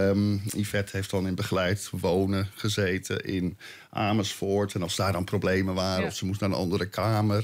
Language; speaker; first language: Dutch; native; Dutch